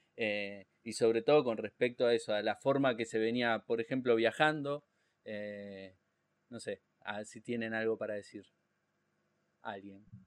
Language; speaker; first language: Spanish; native; Spanish